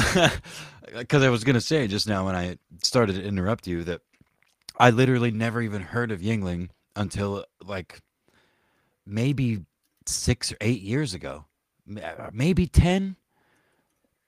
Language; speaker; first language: English; native; English